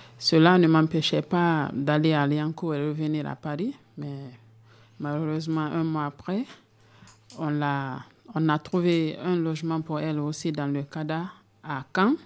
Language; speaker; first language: French; non-native, local second language; Fula